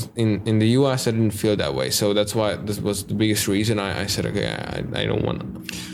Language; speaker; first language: English; non-native, fluent; Hungarian